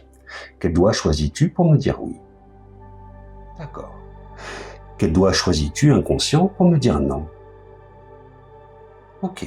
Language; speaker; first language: French; native; French